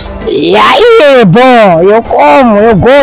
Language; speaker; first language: Portuguese; non-native, local second language; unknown